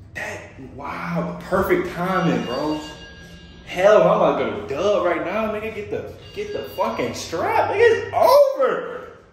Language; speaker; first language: English; native; English